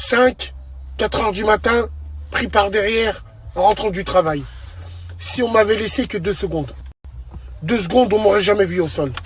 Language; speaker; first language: French; native; French